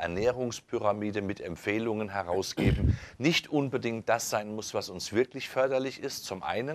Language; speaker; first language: German; native; German